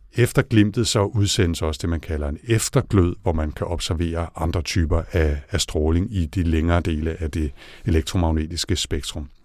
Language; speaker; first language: Danish; native; Danish